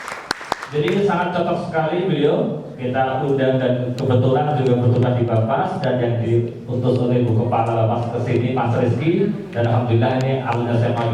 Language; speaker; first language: Indonesian; native; Indonesian